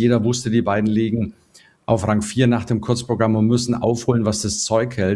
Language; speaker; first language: German; native; German